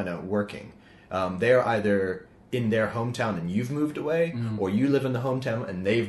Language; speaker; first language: English; native; English